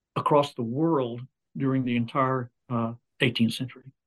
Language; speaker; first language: English; native; English